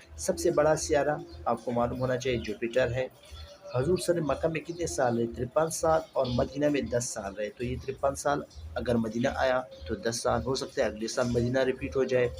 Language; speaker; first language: Urdu; non-native, local second language; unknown